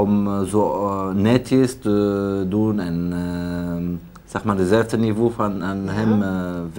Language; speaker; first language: Dutch; non-native, learner; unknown